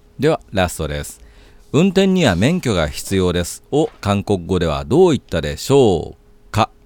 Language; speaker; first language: Japanese; native; Japanese